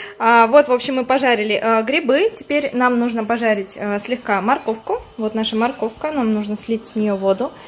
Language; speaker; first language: Russian; native; Russian